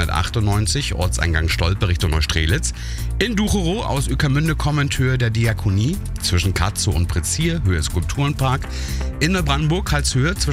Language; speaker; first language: German; native; German